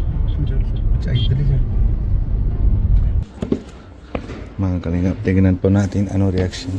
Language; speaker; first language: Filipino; non-native, learner; Hindi